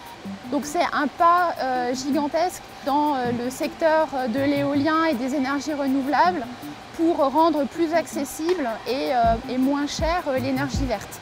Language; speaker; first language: French; native; French